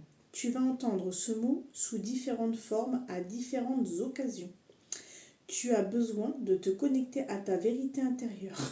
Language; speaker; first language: French; native; French